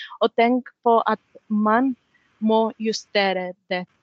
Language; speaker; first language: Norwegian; non-native, fluent; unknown